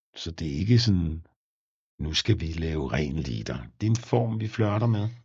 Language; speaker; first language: Danish; native; Danish